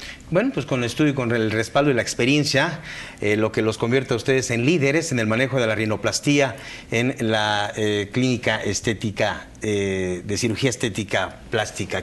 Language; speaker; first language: Spanish; native; Spanish